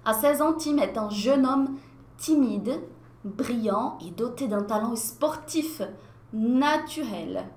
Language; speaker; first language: French; non-native, fluent; Portuguese